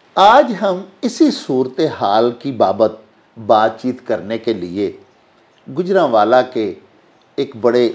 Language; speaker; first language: Urdu; non-native, local second language; Punjabi